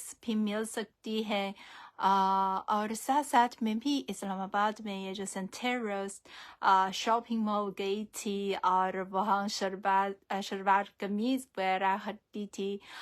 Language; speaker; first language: Urdu; non-native, fluent; Chinese